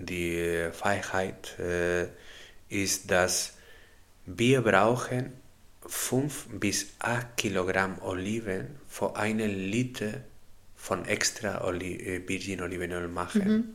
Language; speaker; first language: German; non-native, learner; Spanish